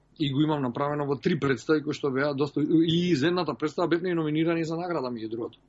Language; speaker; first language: Macedonian; early bilingual, heritage; Macedonian